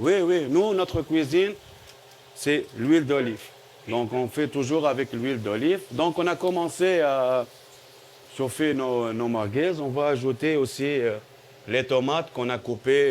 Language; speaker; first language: French; non-native, local second language; Arabic